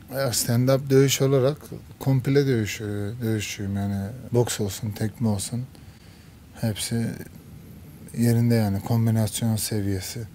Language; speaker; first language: Turkish; early bilingual, heritage; Turkish